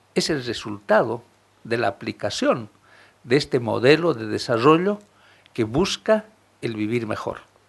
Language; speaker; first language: Spanish; non-native, local second language; Aymara